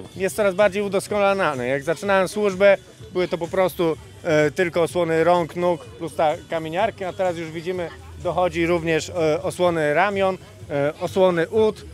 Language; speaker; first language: Polish; native; Polish